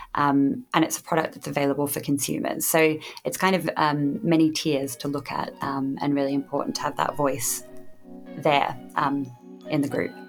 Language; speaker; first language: English; native; English